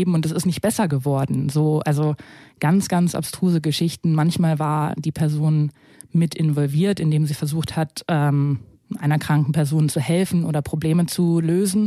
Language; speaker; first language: German; native; German